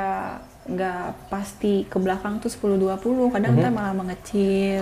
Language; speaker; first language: Indonesian; native; Indonesian